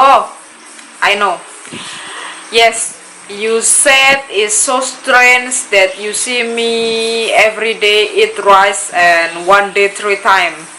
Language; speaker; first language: English; non-native, learner; Indonesian